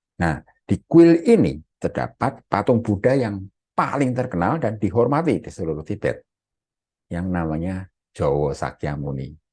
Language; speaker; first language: Indonesian; native; Indonesian